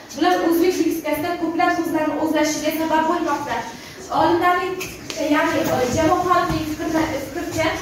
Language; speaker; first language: Uzbek; non-native, local second language; Kara-Kalpak